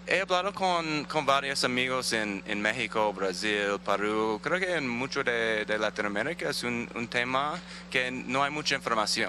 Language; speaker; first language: Spanish; non-native, fluent; English